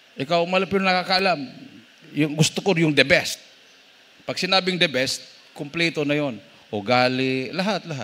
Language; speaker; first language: Filipino; non-native, local second language; Cebuano